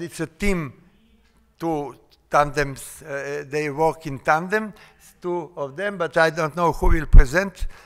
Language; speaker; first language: English; non-native, fluent; Serbian